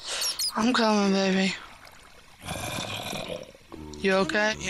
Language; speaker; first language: English; native; English